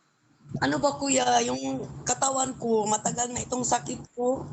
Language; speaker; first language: Filipino; non-native, local second language; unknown